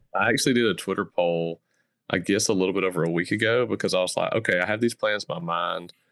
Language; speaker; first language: English; native; English